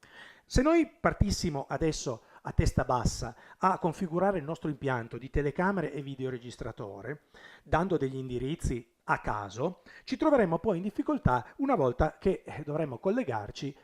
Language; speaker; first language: Italian; native; Italian